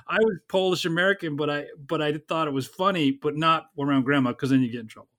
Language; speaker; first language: English; native; English